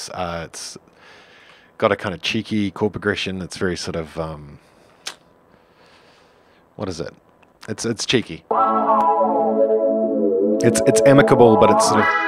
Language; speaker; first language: English; native; English